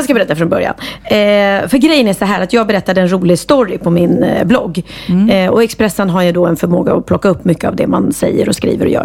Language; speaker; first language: Swedish; native; Swedish